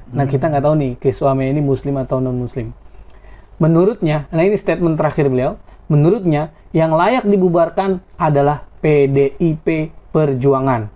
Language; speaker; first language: Indonesian; native; Indonesian